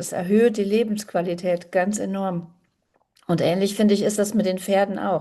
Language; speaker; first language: German; native; German